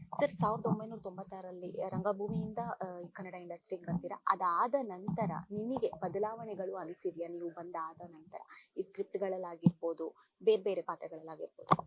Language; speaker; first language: Kannada; native; Kannada